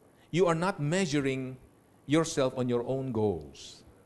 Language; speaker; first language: English; non-native, local second language; Filipino